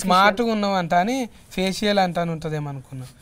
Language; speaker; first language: Telugu; native; Telugu